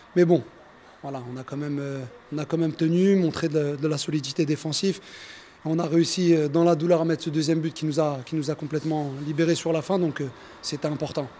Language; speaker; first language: French; native; French